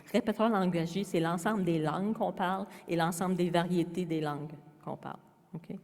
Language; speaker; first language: French; native; French